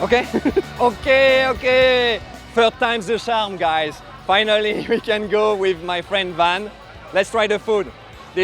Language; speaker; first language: English; non-native, fluent; French